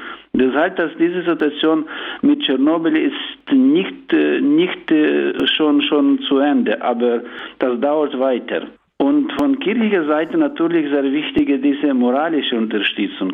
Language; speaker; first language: German; non-native, learner; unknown